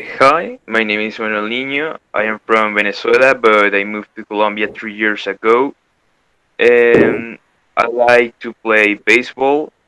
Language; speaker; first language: English; non-native, learner; Spanish